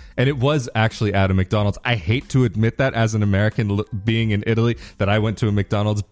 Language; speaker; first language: English; native; English